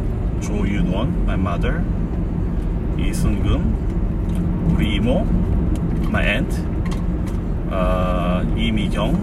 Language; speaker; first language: English; non-native, fluent; Korean